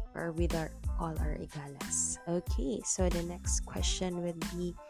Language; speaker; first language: English; non-native, local second language; Cebuano